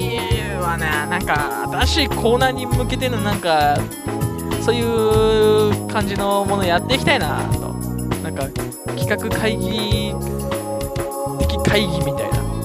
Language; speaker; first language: Japanese; native; Japanese